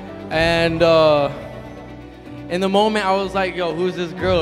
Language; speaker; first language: English; early bilingual, other home language; Spanish